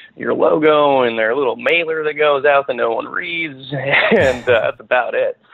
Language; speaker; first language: English; native; English